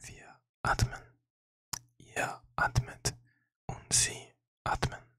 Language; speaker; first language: German; non-native, learner; English